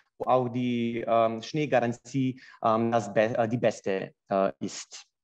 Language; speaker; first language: German; non-native, fluent; Slovenian